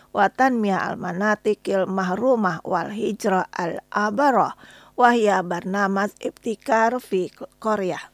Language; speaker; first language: Arabic; non-native, learner; Indonesian